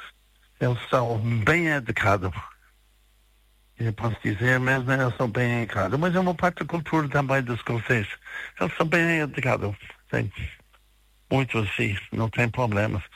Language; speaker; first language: Portuguese; non-native, fluent; English